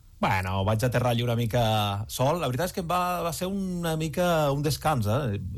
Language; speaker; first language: Catalan; native; Catalan